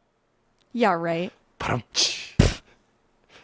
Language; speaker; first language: English; native; English